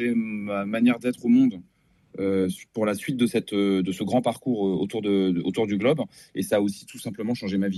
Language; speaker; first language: French; native; French